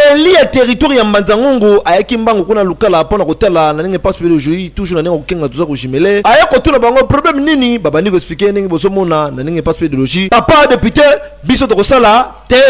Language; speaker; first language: Lingala; non-native, local second language; Kongo